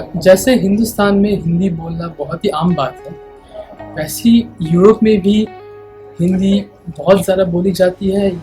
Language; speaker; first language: Hindi; native; Hindi